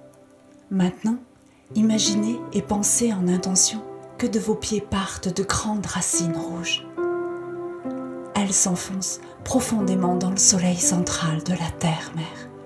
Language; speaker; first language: French; native; French